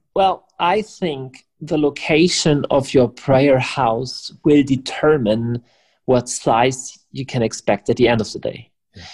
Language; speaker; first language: English; non-native, fluent; German